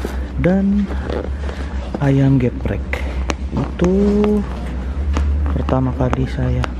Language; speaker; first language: Indonesian; non-native, learner; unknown